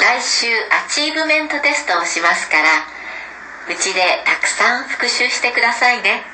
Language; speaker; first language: Japanese; non-native, fluent; Indonesian